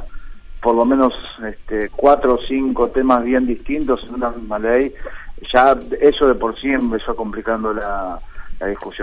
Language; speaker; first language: Spanish; native; Spanish